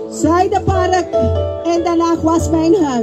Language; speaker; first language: Dutch; non-native, local second language; Papiamento